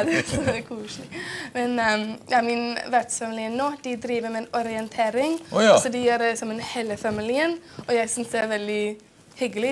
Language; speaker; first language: Norwegian; non-native, fluent; English